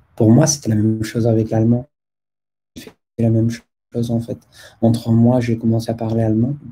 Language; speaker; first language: French; non-native, fluent; English